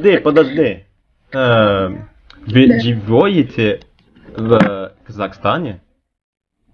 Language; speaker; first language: Russian; non-native, learner; Indonesian